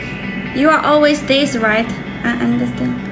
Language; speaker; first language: English; non-native, learner; Chinese